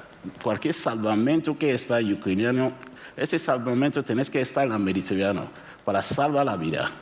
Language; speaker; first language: Spanish; non-native, learner; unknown